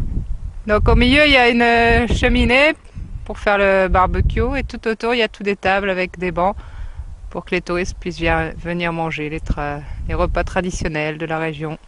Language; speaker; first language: French; native; French